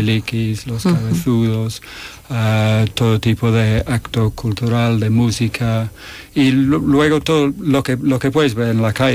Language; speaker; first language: Spanish; non-native, fluent; English